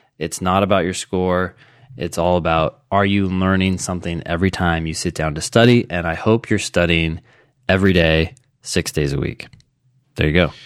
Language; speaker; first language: English; native; English